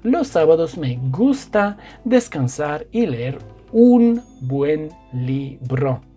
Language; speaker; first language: Spanish; non-native, fluent; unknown